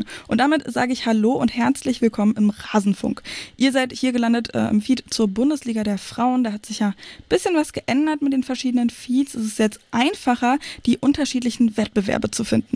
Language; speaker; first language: German; native; German